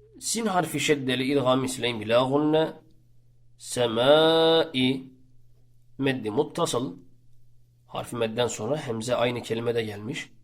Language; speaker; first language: Turkish; native; Turkish